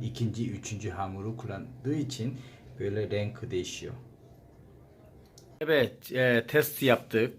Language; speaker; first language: Turkish; non-native, learner; Korean